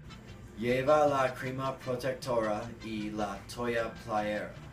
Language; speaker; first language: Spanish; non-native, learner; English